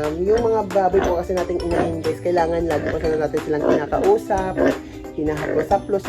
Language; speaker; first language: Filipino; non-native, local second language; Cebuano